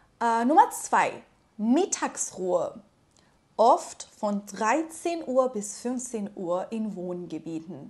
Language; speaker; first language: German; non-native, fluent; Persian